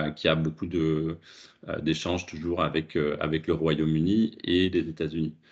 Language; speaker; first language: French; native; French